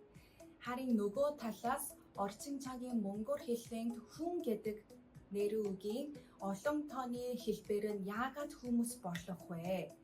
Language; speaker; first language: Mongolian; non-native, fluent; Korean